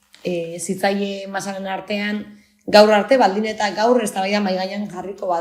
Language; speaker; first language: Basque; native; Basque